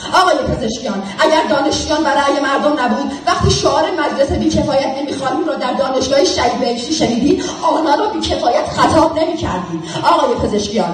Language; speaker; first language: Persian; non-native, local second language; Kurdish